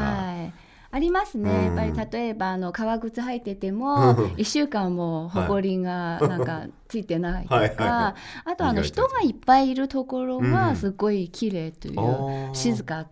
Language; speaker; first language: Japanese; non-native, fluent; Chinese